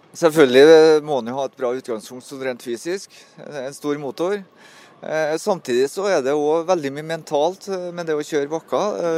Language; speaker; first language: Norwegian; native; Norwegian